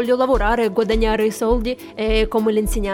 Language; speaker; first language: Italian; non-native, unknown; Russian